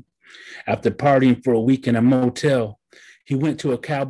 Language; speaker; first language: English; early bilingual, other home language; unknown